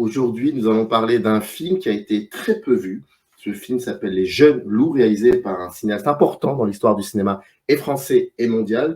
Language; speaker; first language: French; native; French